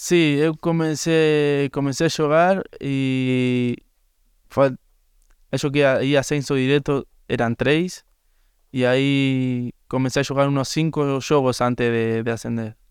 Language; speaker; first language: Portuguese; non-native, learner; Spanish